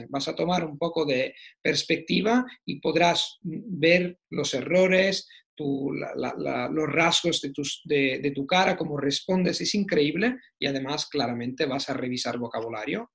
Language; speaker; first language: Spanish; non-native, fluent; Italian